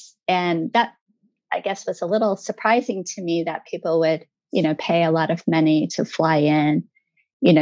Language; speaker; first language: English; native; English